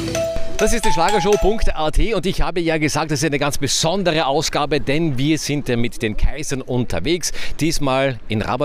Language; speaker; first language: German; native; German